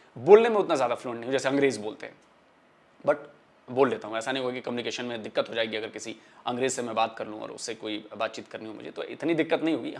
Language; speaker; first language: Hindi; non-native, local second language; Bhojpuri